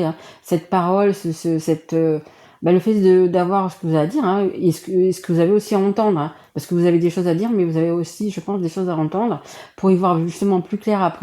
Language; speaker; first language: French; native; French